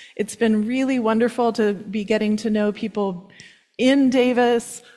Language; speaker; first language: English; native; English